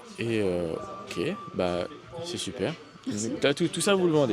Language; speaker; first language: French; native; French